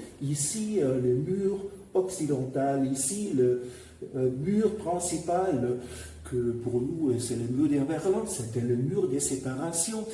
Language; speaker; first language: French; non-native, fluent; German